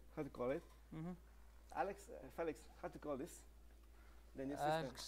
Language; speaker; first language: English; non-native, fluent; Spanish